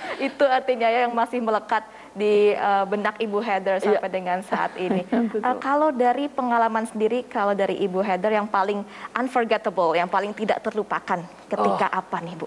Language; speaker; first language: Indonesian; native; Indonesian